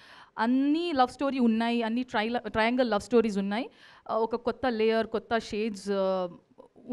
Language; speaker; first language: Telugu; non-native, fluent; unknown